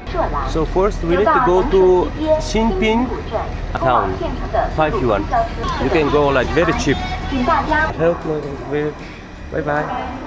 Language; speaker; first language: English; non-native, learner; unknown